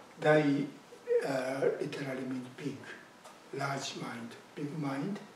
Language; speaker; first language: English; non-native, fluent; Japanese